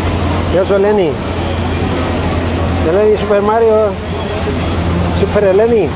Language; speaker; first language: Italian; non-native, learner; Greek